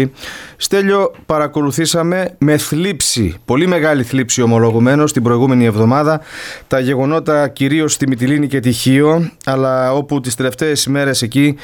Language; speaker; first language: Greek; native; Greek